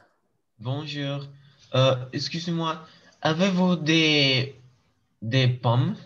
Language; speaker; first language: French; non-native, learner; English